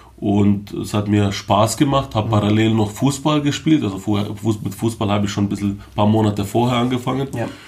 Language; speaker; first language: German; early bilingual, other home language; Bosnian